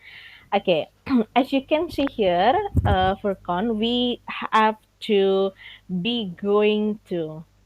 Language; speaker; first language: English; non-native, fluent; Indonesian